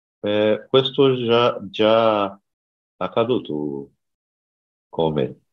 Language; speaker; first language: Italian; non-native, learner; Portuguese